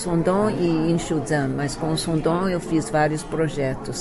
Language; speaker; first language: Portuguese; early bilingual, other home language; Chinese